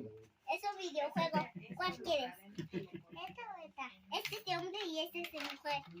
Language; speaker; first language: Spanish; native; Spanish